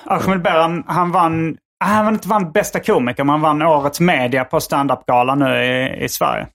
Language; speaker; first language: Swedish; native; Swedish